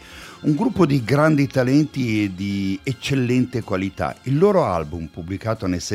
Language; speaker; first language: Italian; native; Italian